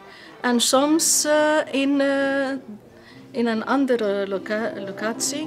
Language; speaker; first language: Dutch; non-native, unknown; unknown